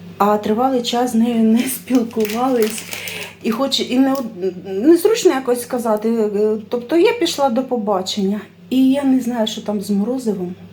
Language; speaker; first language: Ukrainian; non-native, local second language; Russian